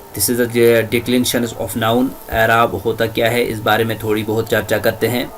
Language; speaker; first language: Urdu; native; Urdu